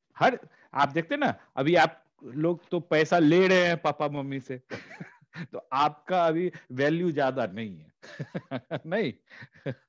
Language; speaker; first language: Hindi; native; Hindi